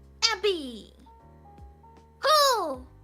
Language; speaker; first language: English; non-native, learner; Min Nan Chinese